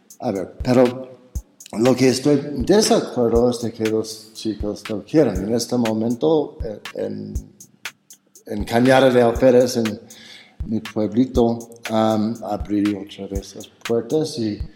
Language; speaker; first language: Spanish; non-native, fluent; English